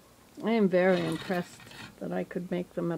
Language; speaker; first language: English; native; English